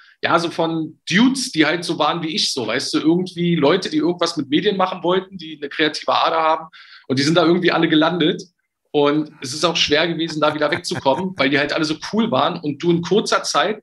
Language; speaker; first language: German; native; German